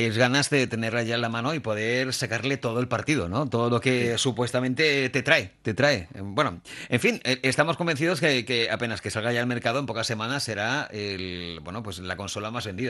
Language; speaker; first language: Spanish; native; Spanish